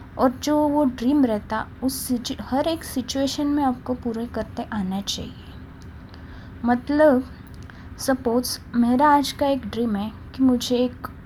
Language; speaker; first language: Hindi; non-native, local second language; Marathi